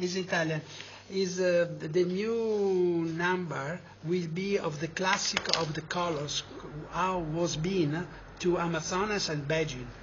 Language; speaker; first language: English; non-native, learner; Italian